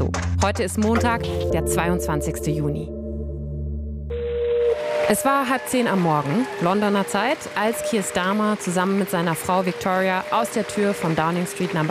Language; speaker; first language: German; native; German